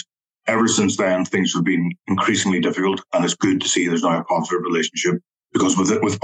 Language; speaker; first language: English; native; English